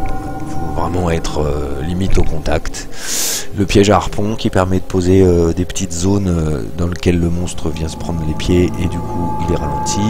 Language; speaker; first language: French; native; French